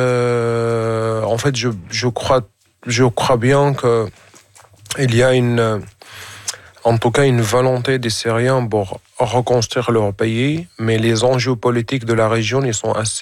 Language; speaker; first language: French; non-native, fluent; Arabic